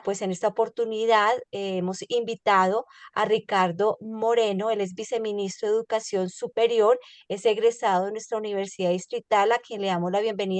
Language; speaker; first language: Spanish; native; Spanish